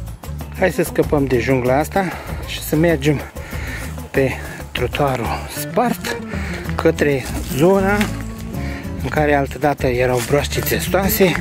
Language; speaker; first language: Romanian; native; Romanian